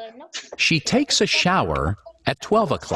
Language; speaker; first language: English; non-native, learner; Spanish